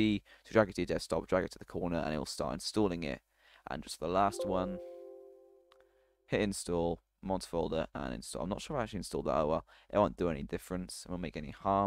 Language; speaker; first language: English; native; English